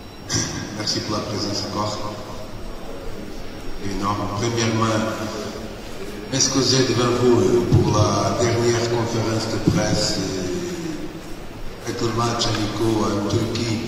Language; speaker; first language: French; non-native, learner; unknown